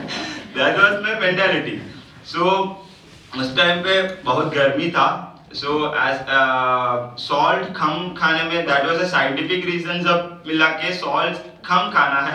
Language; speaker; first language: Hindi; non-native, local second language; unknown